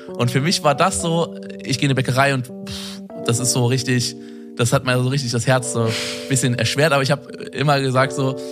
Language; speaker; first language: German; native; German